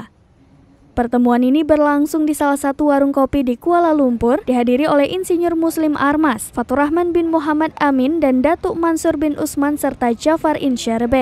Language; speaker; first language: Indonesian; non-native, local second language; Achinese